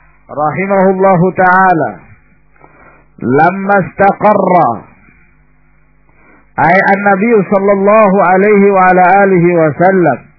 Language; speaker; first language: Arabic; non-native, fluent; Indonesian